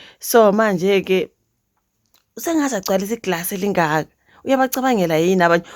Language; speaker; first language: Zulu; native; Zulu